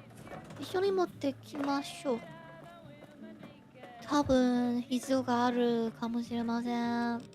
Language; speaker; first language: Japanese; non-native, fluent; Chinese